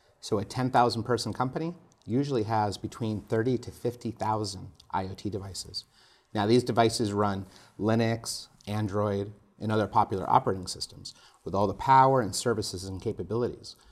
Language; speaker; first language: English; native; English